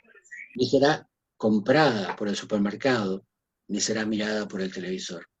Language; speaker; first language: Spanish; native; Spanish